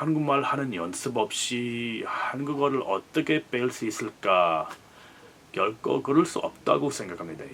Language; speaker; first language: Korean; non-native, fluent; English